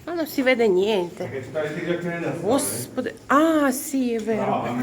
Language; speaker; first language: Italian; non-native, learner; Ukrainian